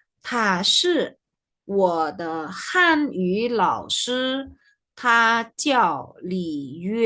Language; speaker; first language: Chinese; non-native, fluent; Indonesian